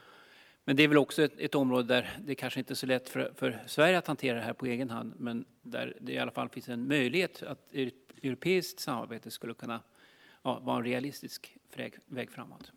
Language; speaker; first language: Swedish; native; Swedish